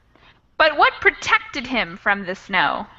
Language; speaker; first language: English; native; English